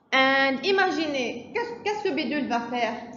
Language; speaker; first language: French; non-native, fluent; Arabic